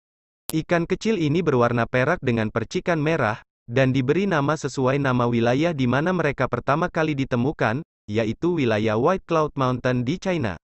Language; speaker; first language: Indonesian; native; Indonesian